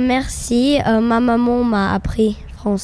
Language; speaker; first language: French; non-native, learner; Slovak